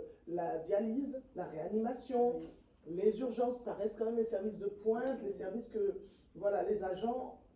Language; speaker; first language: French; native; French